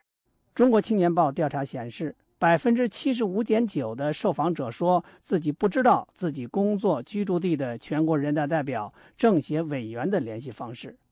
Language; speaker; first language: Chinese; native; Chinese